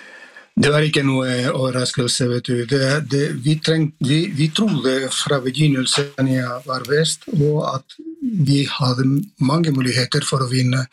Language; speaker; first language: Norwegian; non-native, fluent; Spanish